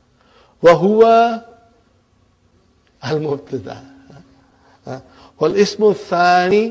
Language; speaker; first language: Arabic; non-native, fluent; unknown